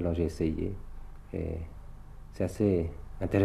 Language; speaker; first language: French; early bilingual, other home language; Thai